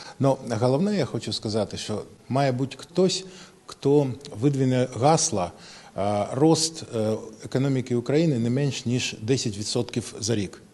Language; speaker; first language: Ukrainian; non-native, local second language; Russian